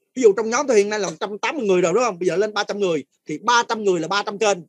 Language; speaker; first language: Vietnamese; non-native, fluent; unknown